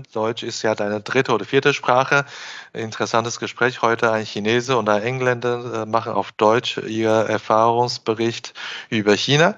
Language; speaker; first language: German; non-native, fluent; Chinese